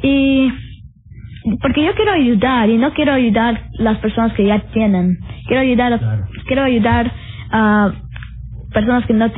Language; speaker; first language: Spanish; early bilingual, heritage; Spanish